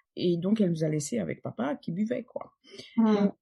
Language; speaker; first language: French; non-native, fluent; Polish